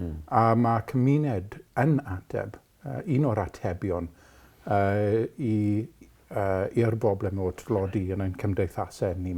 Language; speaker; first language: Welsh; non-native, local second language; English